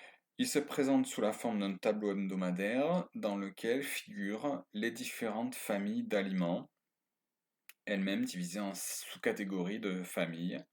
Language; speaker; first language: French; native; French